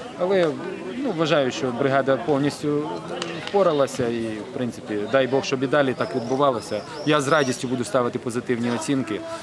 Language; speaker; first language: Ukrainian; non-native, local second language; Russian